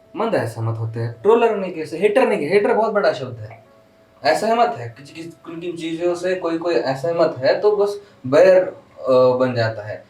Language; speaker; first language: Hindi; non-native, local second language; Marathi